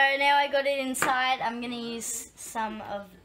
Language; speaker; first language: English; native; English